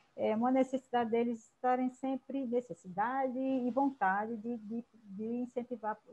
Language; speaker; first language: Portuguese; native; Portuguese